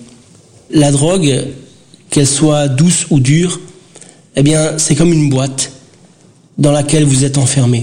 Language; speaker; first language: French; early bilingual, other home language; Portuguese